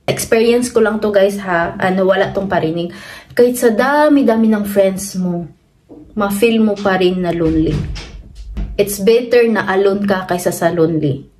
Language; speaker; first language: Filipino; non-native, local second language; Cebuano